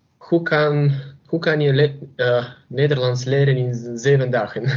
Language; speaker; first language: Dutch; non-native, learner; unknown